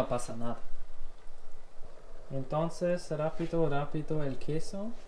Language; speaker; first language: Spanish; non-native, learner; German